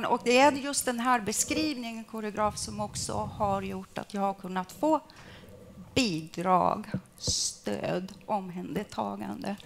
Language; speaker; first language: Swedish; non-native, fluent; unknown